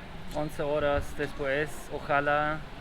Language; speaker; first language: Spanish; non-native, learner; German